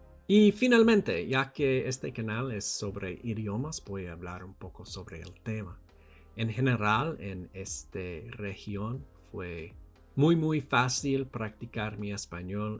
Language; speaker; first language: Spanish; non-native, learner; English